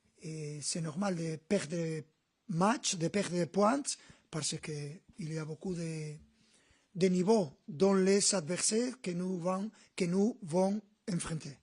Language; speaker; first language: French; non-native, learner; Spanish